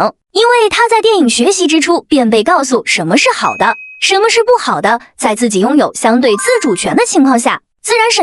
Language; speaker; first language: Chinese; native; Chinese